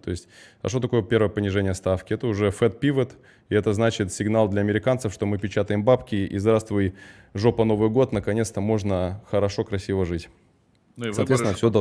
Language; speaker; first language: Russian; early bilingual, heritage; Russian